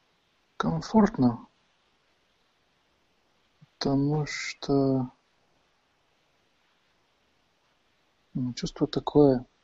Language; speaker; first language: Russian; non-native, fluent; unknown